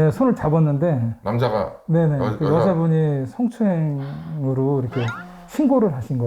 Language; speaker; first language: Korean; native; Korean